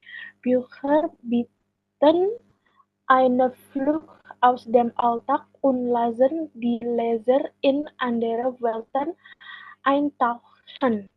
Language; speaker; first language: German; non-native, learner; Indonesian